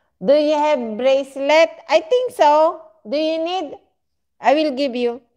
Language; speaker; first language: English; non-native, learner; Filipino